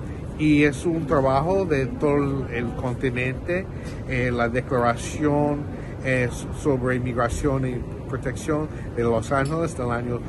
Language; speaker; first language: Spanish; non-native, fluent; English